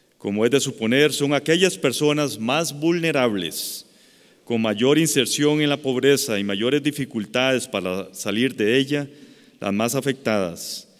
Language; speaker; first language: Spanish; native; Spanish